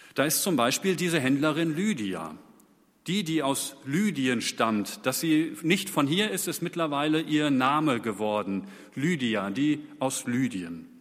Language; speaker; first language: German; native; German